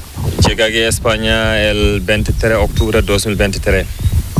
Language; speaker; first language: Spanish; non-native, learner; Fula